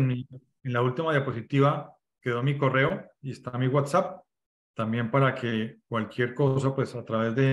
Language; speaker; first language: Spanish; native; Spanish